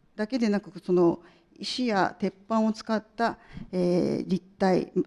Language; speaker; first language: Japanese; native; Japanese